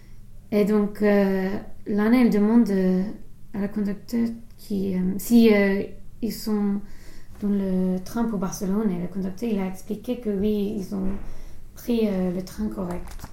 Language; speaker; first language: French; non-native, learner; English